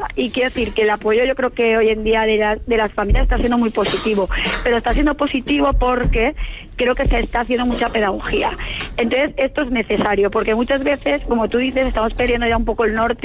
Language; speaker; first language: Spanish; native; Spanish